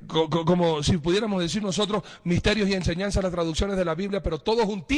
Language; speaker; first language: Spanish; native; Spanish